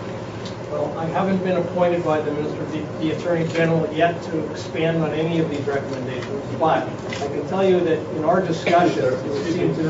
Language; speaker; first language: English; native; English